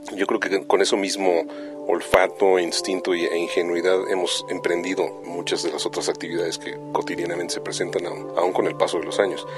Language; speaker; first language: Spanish; native; Spanish